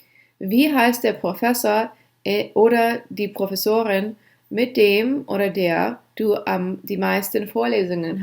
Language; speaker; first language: German; non-native, fluent; English